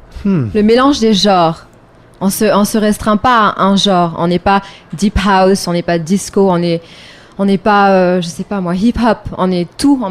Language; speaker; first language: French; native; French